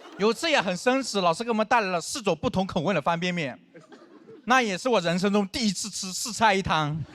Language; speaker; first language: Chinese; non-native, local second language; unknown